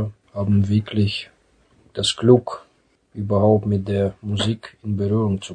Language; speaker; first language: German; non-native, fluent; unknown